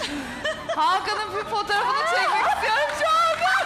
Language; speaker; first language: Turkish; native; Turkish